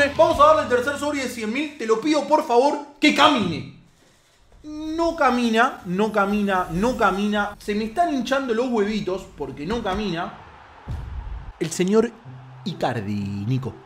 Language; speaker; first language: Spanish; native; Spanish